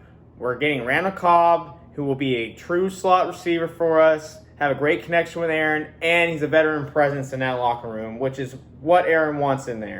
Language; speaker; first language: English; native; English